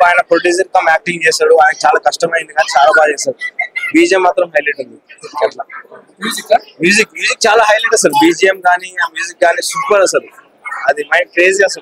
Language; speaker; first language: Telugu; native; Telugu